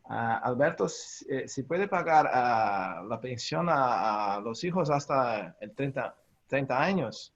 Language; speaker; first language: Spanish; non-native, learner; Portuguese